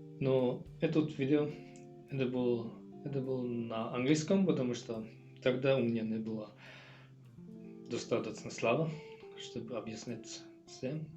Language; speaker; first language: Russian; non-native, learner; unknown